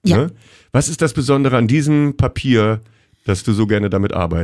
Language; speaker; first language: German; native; German